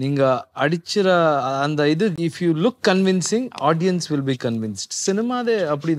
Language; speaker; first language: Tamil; non-native, local second language; Kannada